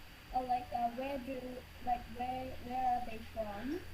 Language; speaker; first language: English; non-native, learner; Vietnamese